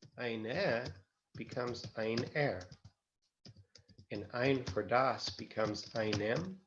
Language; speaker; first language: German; non-native, fluent; English